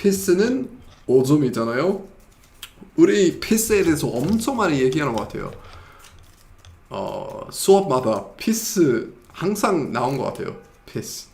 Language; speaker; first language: Korean; non-native, fluent; English